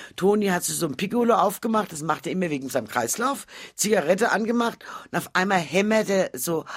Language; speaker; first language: German; native; German